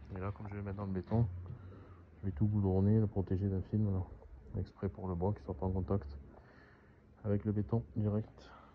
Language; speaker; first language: French; native; French